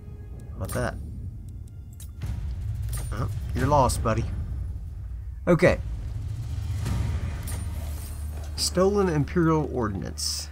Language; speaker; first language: English; native; English